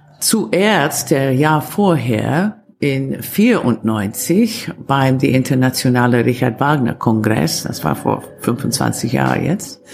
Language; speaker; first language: German; non-native, fluent; Italian